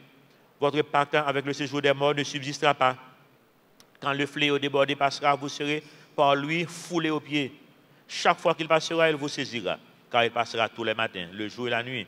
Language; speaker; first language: French; non-native, local second language; Haitian Creole